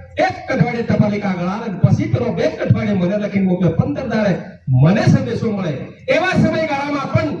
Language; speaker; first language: Gujarati; non-native, local second language; Rathawi